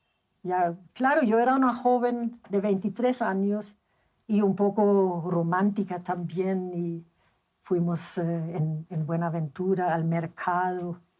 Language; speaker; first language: Spanish; non-native, fluent; German